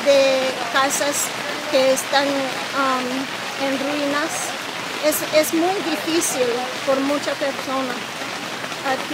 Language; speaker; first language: Spanish; non-native, learner; English